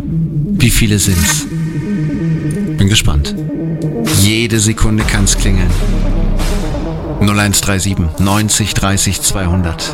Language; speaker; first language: German; native; German